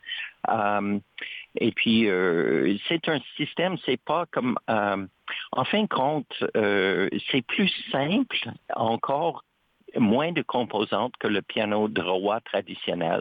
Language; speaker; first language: French; native; French